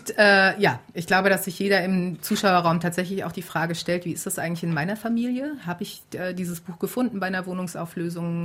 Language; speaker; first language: German; native; German